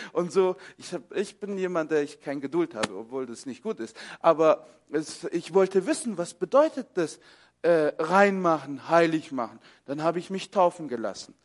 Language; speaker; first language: German; early bilingual, other home language; Kurdish